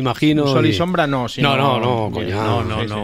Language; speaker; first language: Spanish; native; Spanish